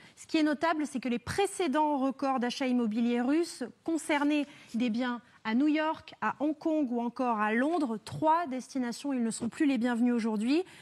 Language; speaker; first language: French; native; French